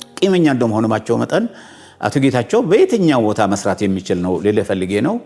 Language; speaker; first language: Amharic; non-native, local second language; Tigrinya